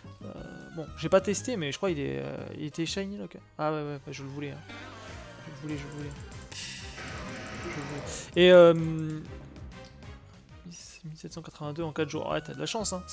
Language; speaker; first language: French; native; French